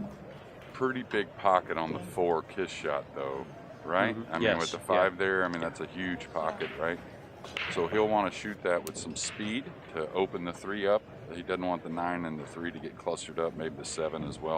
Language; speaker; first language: English; native; English